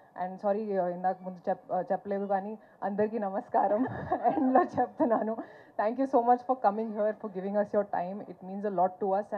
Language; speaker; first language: Telugu; non-native, fluent; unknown